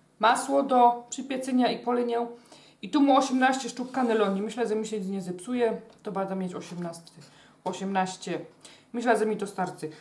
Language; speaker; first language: Polish; native; Polish